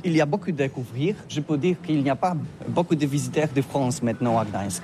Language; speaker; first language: French; non-native, fluent; Polish